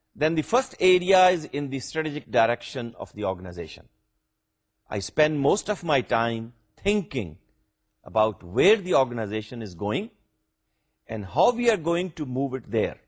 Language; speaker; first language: English; non-native, local second language; Urdu